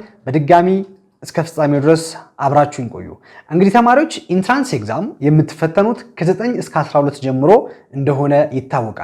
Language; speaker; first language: Amharic; native; Amharic